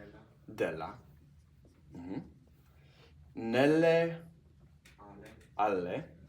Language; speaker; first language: Italian; non-native, fluent; English